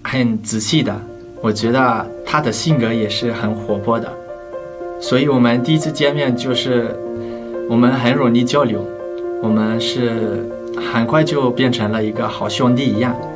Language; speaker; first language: Chinese; non-native, fluent; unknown